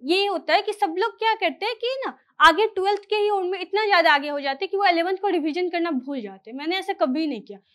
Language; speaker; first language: Hindi; native; Hindi